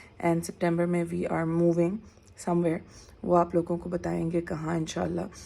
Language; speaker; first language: Urdu; native; Urdu